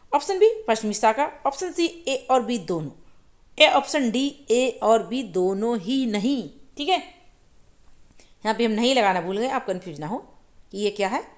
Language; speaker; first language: Hindi; native; Hindi